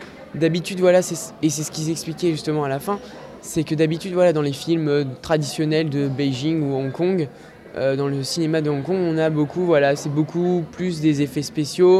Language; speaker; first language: French; native; French